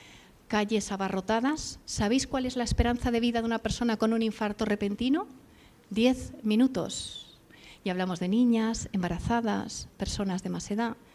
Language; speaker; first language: Spanish; native; Spanish